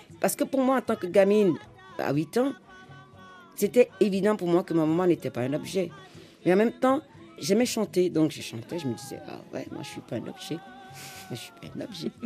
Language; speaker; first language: French; non-native, local second language; Fon